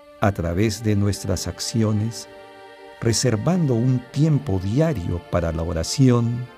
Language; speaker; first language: Spanish; native; Spanish